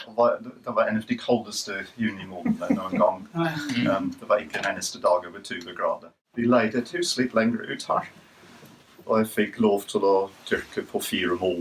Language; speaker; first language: Norwegian; non-native, fluent; English